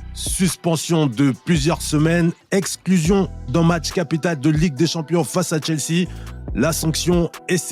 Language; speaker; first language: French; native; French